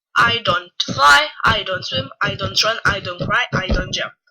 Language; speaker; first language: English; non-native, fluent; Lithuanian